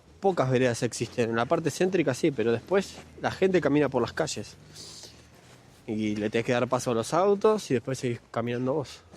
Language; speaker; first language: Spanish; native; Spanish